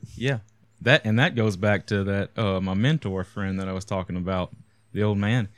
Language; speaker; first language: English; native; English